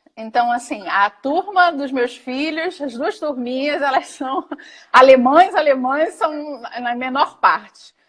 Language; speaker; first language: Portuguese; native; Portuguese